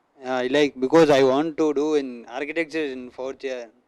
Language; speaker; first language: English; non-native, learner; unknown